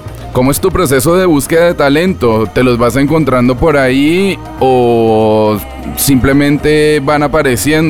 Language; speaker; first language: Spanish; native; Spanish